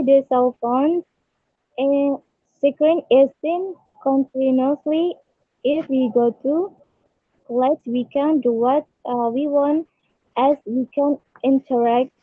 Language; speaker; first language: English; non-native, learner; Indonesian